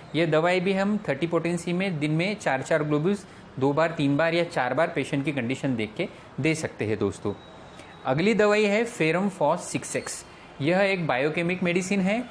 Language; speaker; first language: Hindi; non-native, local second language; Marathi